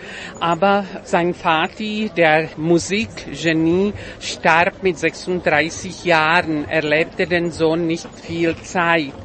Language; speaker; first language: German; non-native, fluent; Czech